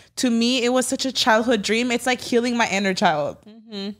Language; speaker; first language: English; early bilingual, other home language; Spanish